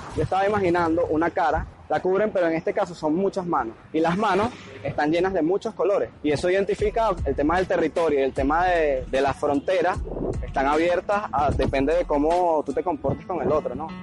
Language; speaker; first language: Spanish; native; Spanish